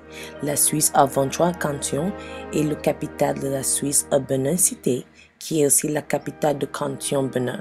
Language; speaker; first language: French; non-native, learner; English